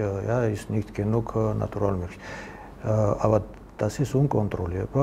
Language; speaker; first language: German; non-native, learner; Georgian